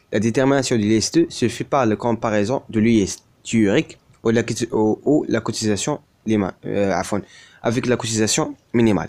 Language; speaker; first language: French; non-native, local second language; Arabic